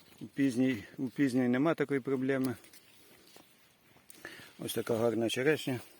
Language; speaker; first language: Ukrainian; native; Ukrainian